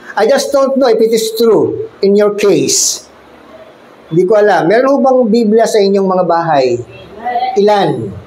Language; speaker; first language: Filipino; native; Filipino